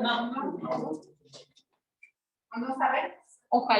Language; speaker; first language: Spanish; native; Spanish